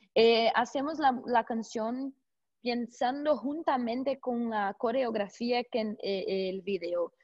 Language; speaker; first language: Spanish; non-native, learner; Portuguese